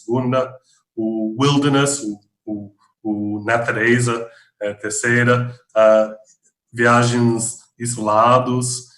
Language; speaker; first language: Portuguese; non-native, fluent; English